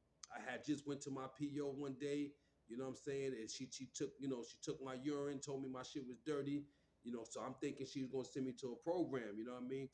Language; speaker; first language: English; native; English